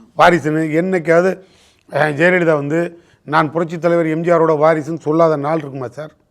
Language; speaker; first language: Tamil; native; Tamil